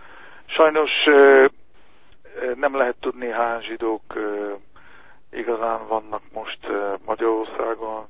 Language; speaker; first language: Hungarian; early bilingual, heritage; Hungarian